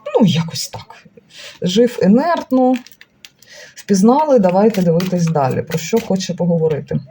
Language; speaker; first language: Ukrainian; non-native, local second language; Russian